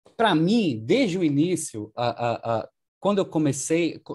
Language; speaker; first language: Portuguese; non-native, fluent; German